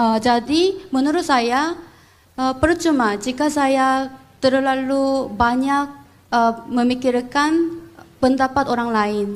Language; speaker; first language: Indonesian; non-native, fluent; Korean